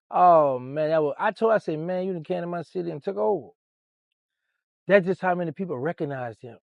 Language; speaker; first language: English; native; English